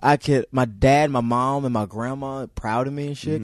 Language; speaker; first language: English; native; English